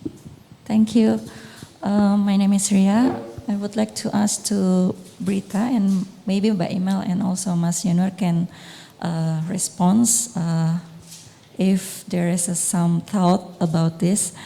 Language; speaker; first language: English; non-native, learner; Indonesian